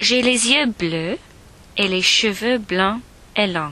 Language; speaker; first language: French; non-native, learner; English